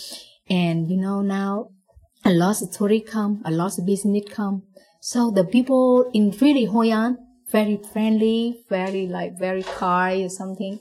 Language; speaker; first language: English; non-native, learner; Vietnamese